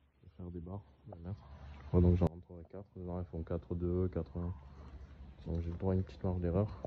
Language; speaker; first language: French; native; French